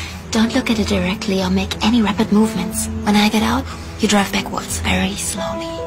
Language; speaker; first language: English; non-native, fluent; German